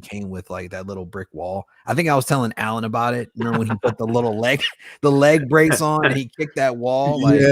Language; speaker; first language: English; native; English